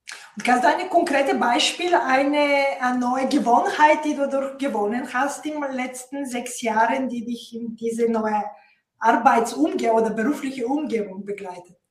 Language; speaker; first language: German; non-native, fluent; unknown